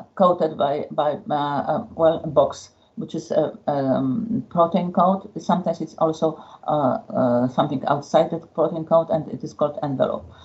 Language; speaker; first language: English; non-native, fluent; Polish